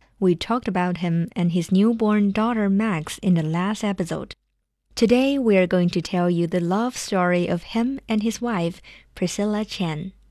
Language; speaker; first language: English; non-native, fluent; Chinese